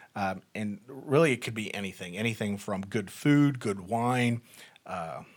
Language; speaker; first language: English; native; English